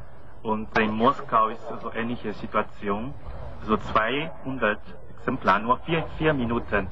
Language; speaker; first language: German; non-native, learner; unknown